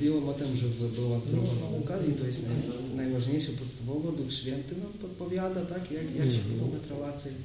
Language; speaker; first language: Polish; non-native, learner; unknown